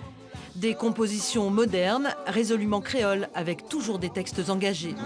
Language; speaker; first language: French; native; French